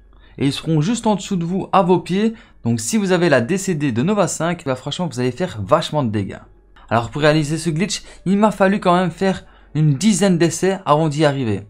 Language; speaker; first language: French; native; French